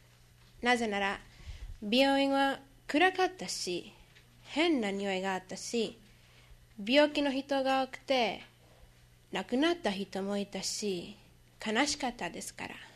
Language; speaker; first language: Japanese; non-native, learner; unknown